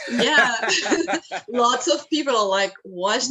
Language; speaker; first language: English; non-native, fluent; Russian